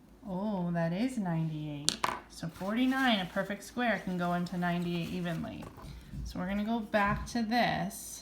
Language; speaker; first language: English; native; English